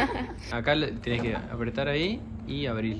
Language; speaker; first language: Spanish; native; Spanish